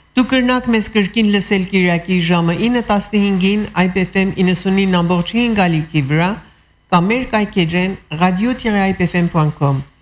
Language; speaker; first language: Armenian; early bilingual, heritage; Armenian